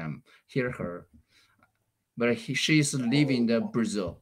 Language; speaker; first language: English; non-native, learner; Chinese